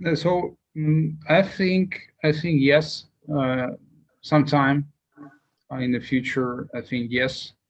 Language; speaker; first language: English; non-native, fluent; Russian